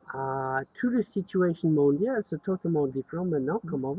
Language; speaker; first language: French; non-native, learner; English